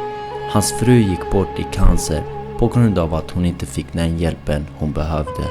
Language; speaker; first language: Swedish; early bilingual, other home language; Armenian